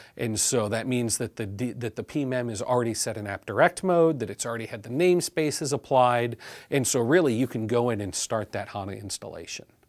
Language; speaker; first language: English; native; English